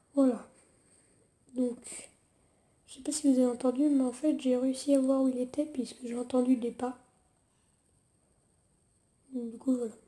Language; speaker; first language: French; native; French